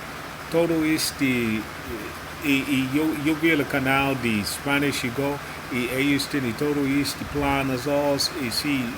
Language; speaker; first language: Spanish; non-native, learner; English